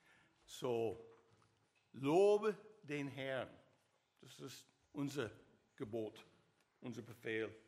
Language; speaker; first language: German; non-native, learner; English